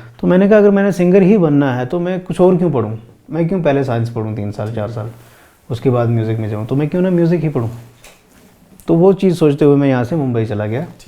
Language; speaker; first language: Hindi; non-native, local second language; Pahari-Potwari